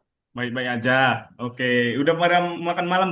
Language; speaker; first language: Indonesian; native; Indonesian